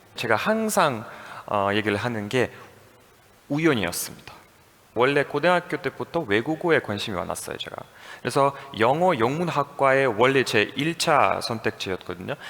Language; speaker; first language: Korean; non-native, fluent; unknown